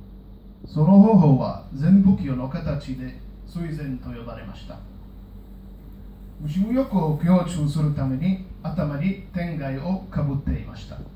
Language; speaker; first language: Japanese; non-native, learner; Hebrew